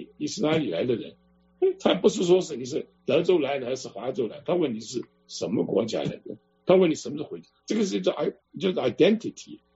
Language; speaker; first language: Chinese; non-native, local second language; Cantonese